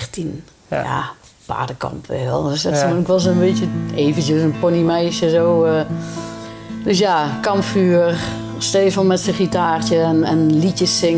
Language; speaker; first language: Dutch; native; Dutch